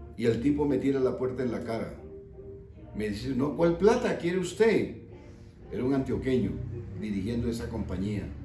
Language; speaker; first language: Spanish; native; Spanish